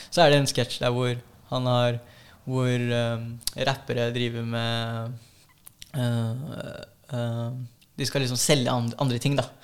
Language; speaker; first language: Norwegian; early bilingual, other home language; Filipino